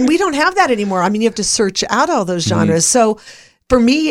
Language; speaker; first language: English; native; English